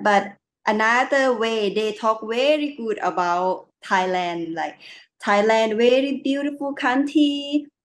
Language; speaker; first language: English; non-native, learner; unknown